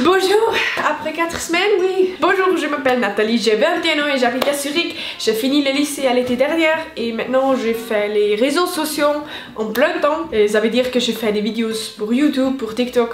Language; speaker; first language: French; non-native, local second language; German